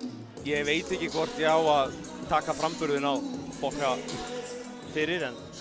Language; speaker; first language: Icelandic; native; Icelandic